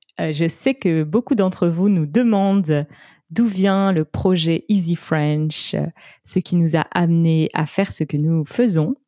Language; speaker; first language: French; native; French